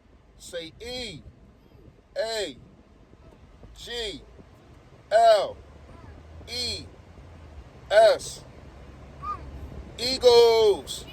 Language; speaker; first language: English; native; English